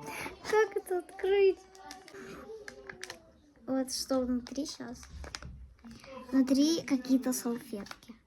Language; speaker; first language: Russian; non-native, local second language; Armenian